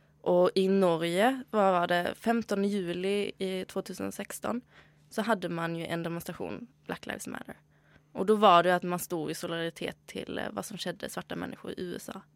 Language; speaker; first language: Swedish; native; Swedish